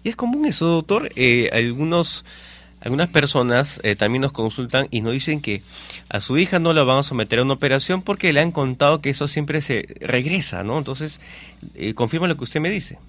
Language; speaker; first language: Spanish; native; Spanish